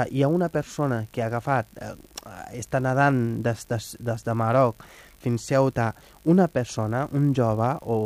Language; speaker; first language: Catalan; non-native, fluent; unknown